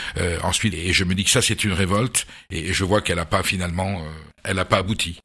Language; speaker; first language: French; native; French